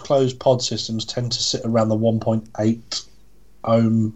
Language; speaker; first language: English; native; English